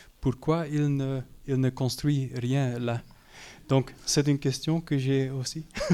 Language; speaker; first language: French; non-native, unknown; Dutch